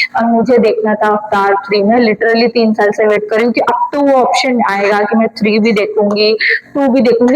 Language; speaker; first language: Hindi; non-native, local second language; Bangla